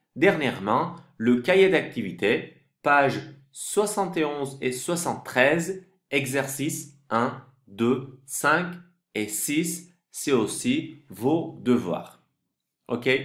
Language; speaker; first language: French; non-native, fluent; Turkish